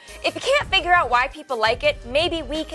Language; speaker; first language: English; native; English